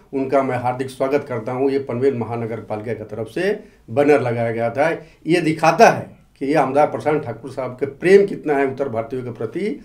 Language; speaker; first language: Hindi; native; Hindi